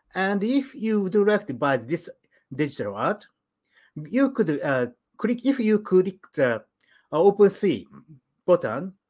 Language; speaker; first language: English; non-native, learner; Japanese